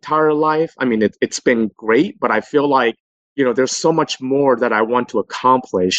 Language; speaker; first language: English; native; English